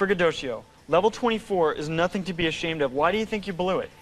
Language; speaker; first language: English; native; English